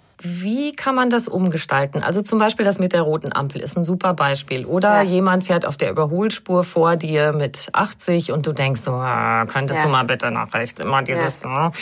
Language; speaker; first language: German; native; German